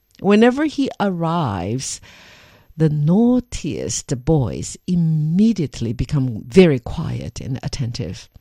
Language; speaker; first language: English; non-native, fluent; Chinese